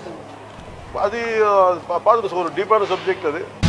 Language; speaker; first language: Tamil; non-native, learner; Telugu